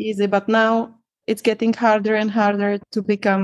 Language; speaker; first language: English; non-native, fluent; Czech